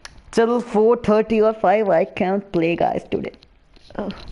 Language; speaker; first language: English; non-native, local second language; Hindi